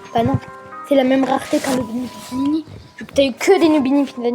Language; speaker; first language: French; native; French